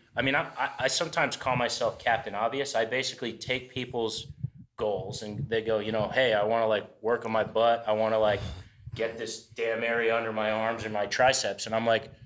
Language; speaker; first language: English; native; English